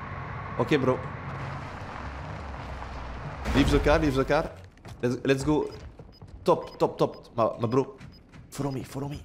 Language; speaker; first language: English; non-native, learner; French